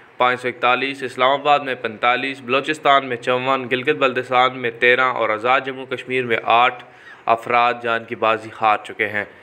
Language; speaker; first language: Urdu; native; Urdu